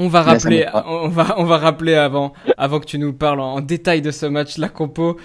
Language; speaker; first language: French; native; French